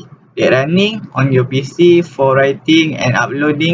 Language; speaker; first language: English; non-native, learner; Malay